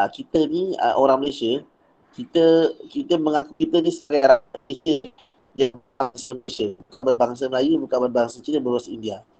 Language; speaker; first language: Malay; native; Malay